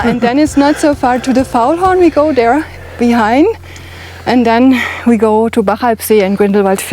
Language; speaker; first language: English; non-native, learner; German